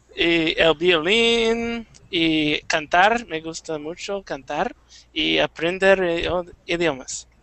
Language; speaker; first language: Spanish; non-native, learner; English